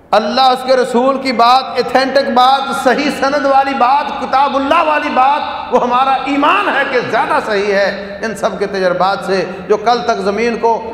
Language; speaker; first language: Urdu; native; Urdu